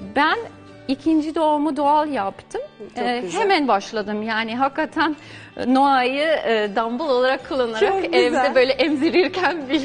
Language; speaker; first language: Turkish; non-native, fluent; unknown